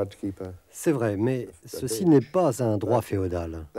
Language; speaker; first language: French; non-native, fluent; English